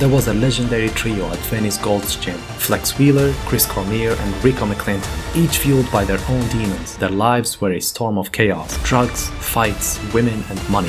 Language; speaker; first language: English; native; English